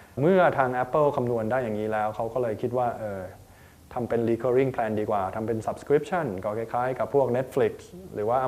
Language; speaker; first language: Thai; native; Thai